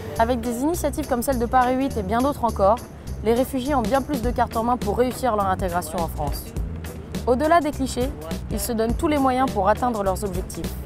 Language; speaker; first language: French; native; French